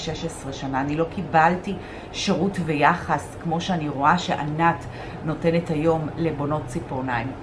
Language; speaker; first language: Hebrew; native; Hebrew